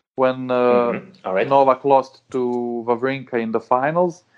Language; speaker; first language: English; non-native, fluent; Serbian